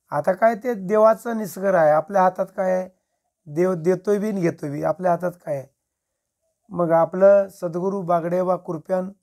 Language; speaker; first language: Marathi; non-native, local second language; Lambadi